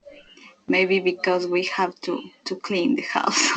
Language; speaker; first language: English; non-native, learner; Spanish